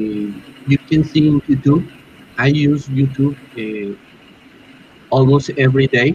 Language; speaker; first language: English; non-native, learner; Spanish